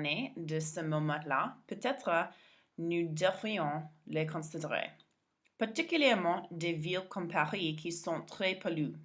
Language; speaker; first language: French; non-native, learner; English